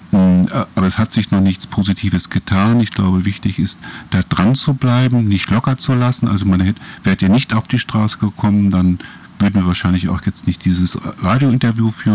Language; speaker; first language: German; native; German